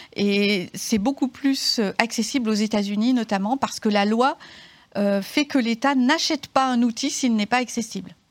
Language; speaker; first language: French; native; French